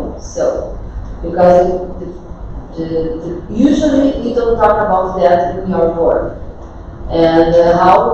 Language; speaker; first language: English; non-native, fluent; Portuguese